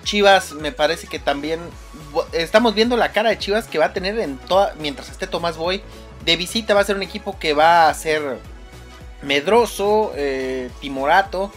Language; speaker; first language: Spanish; native; Spanish